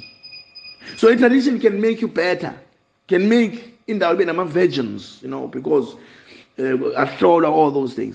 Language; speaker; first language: English; non-native, local second language; Zulu